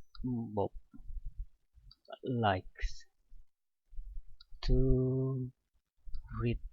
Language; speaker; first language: English; non-native, learner; Indonesian